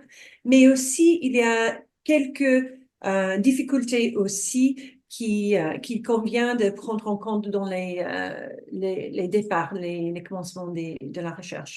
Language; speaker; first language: French; non-native, fluent; English